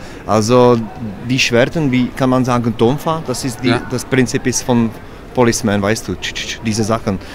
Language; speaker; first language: German; non-native, learner; Czech